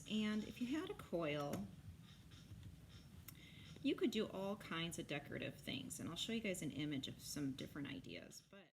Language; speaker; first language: English; native; English